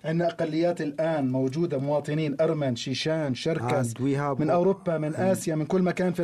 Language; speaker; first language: Arabic; native; Arabic